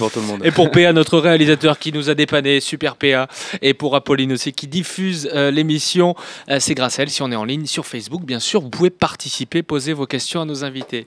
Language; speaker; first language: French; native; French